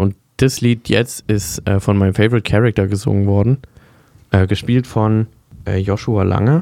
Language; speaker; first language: German; native; German